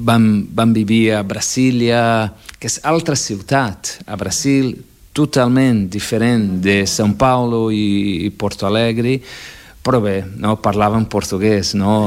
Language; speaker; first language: Catalan; non-native, fluent; Portuguese